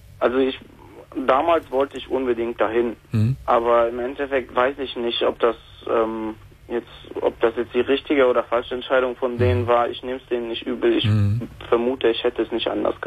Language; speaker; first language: German; native; German